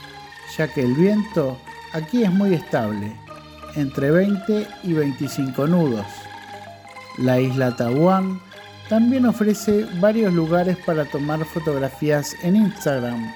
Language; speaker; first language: Spanish; non-native, fluent; Indonesian